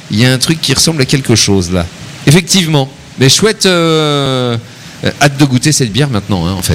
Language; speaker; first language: French; native; French